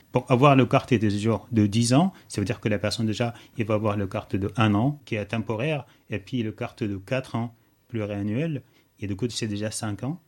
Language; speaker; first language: French; non-native, fluent; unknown